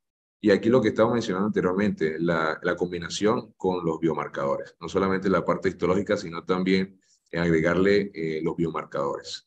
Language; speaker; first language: Spanish; native; Spanish